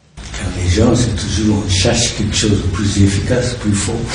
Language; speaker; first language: French; non-native, learner; Japanese